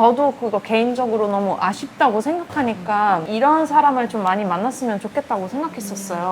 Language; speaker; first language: Korean; non-native, fluent; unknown